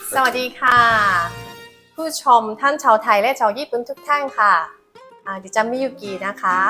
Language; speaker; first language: Thai; non-native, fluent; Japanese